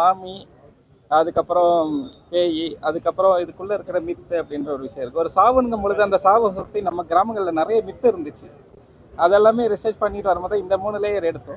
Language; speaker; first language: Tamil; native; Tamil